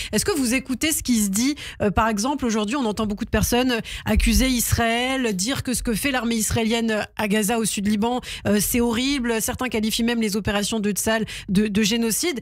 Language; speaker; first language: French; native; French